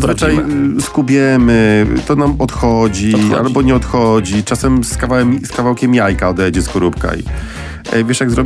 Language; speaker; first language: Polish; native; Polish